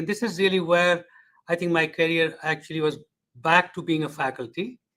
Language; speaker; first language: English; non-native, fluent; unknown